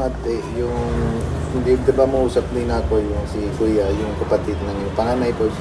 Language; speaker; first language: Filipino; non-native, learner; Hindi